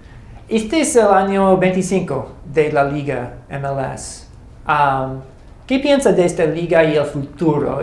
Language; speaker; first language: Spanish; non-native, learner; English